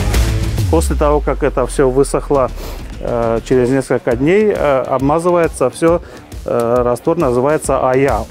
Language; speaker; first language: Russian; native; Russian